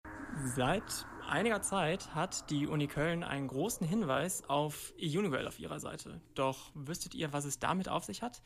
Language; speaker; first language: German; native; German